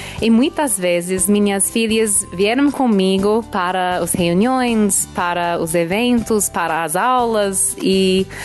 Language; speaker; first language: Portuguese; non-native, fluent; English